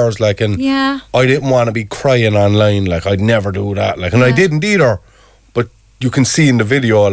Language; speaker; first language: English; native; English